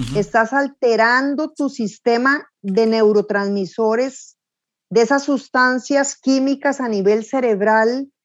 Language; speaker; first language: Spanish; native; Spanish